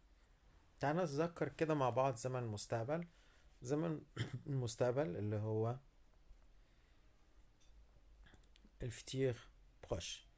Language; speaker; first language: Arabic; native; Arabic